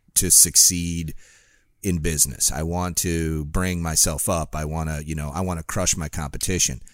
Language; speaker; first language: English; native; English